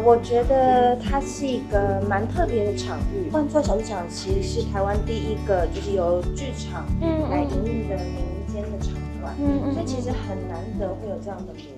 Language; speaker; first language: Chinese; native; Chinese